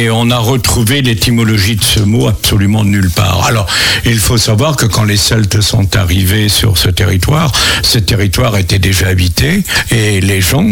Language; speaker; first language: French; native; French